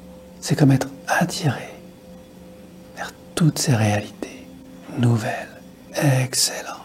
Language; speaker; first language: French; native; French